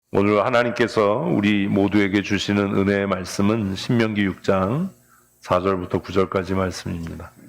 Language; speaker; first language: Korean; native; Korean